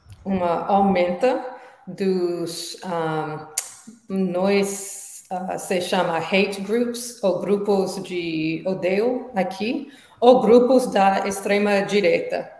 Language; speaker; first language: Portuguese; non-native, learner; English